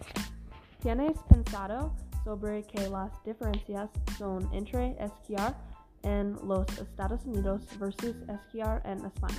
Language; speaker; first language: Spanish; non-native, learner; English